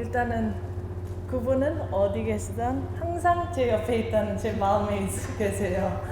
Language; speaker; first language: Korean; early bilingual, heritage; Korean